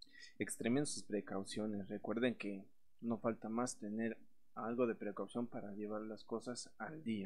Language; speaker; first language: Spanish; native; Spanish